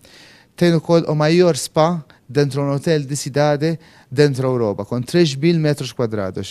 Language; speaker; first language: Portuguese; non-native, fluent; Maltese